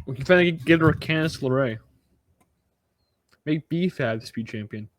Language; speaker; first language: English; native; English